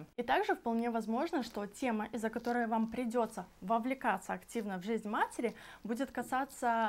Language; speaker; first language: Russian; native; Russian